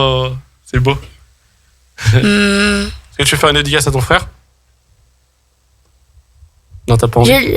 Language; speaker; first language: French; native; French